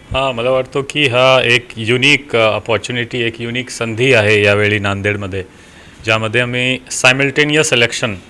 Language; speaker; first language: Marathi; non-native, local second language; Hindi